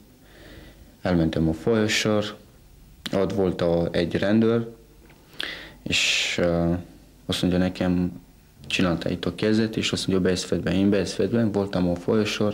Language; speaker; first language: Hungarian; non-native, learner; Romanian